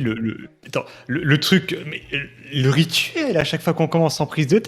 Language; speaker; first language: French; native; French